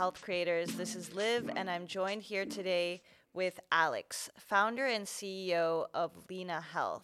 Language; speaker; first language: English; non-native, local second language; Cantonese